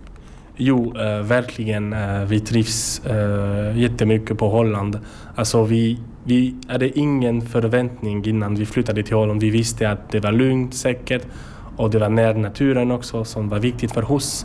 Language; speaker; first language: Swedish; non-native, learner; French